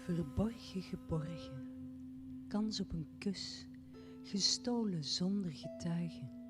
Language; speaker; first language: Dutch; native; Dutch